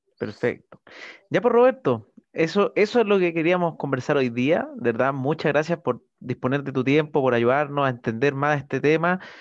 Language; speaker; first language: Spanish; native; Spanish